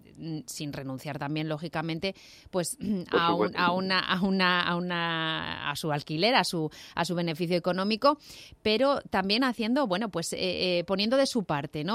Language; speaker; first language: Spanish; native; Spanish